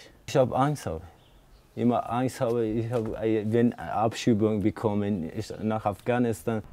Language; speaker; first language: German; non-native, learner; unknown